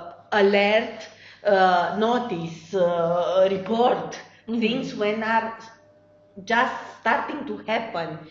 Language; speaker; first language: English; non-native, fluent; Romanian